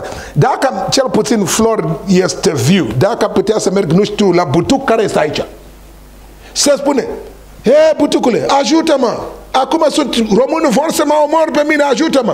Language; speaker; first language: Romanian; non-native, learner; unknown